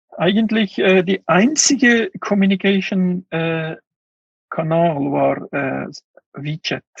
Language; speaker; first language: German; non-native, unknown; Uyghur